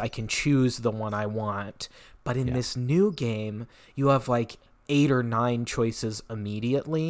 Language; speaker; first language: English; native; English